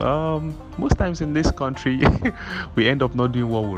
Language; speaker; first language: English; non-native, local second language; Igbo